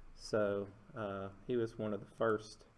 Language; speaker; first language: English; native; English